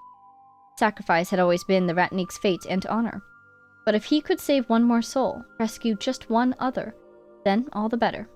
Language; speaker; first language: English; native; English